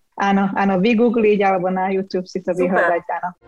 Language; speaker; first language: Slovak; non-native, local second language; Hungarian